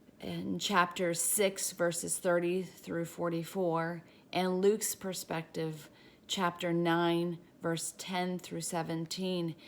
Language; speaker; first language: English; native; English